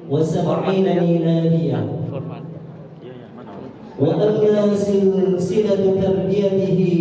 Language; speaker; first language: Arabic; non-native, learner; Indonesian